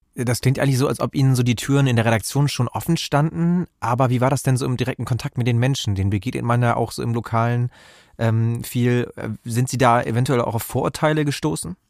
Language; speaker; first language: German; native; German